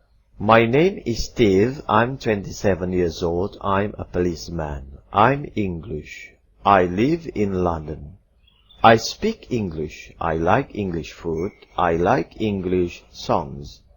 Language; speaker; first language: English; non-native, fluent; Indonesian